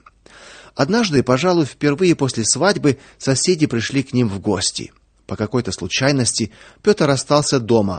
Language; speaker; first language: Russian; native; Russian